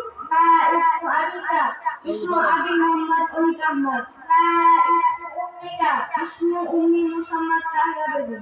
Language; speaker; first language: Arabic; non-native, learner; Bangla